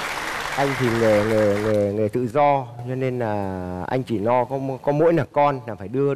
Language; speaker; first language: Vietnamese; native; Vietnamese